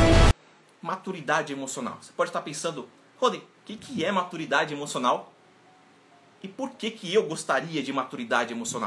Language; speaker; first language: Portuguese; native; Portuguese